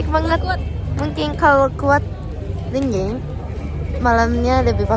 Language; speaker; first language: Indonesian; non-native, learner; Japanese